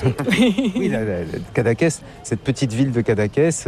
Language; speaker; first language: French; native; French